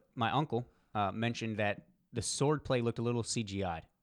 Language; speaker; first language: English; early bilingual, other home language; Polish